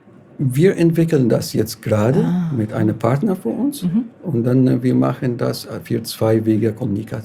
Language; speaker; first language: German; non-native, fluent; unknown